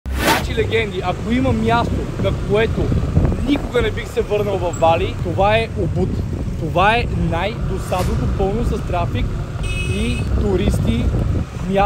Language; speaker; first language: Bulgarian; native; Bulgarian